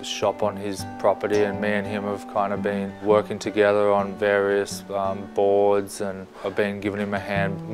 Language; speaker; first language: English; native; English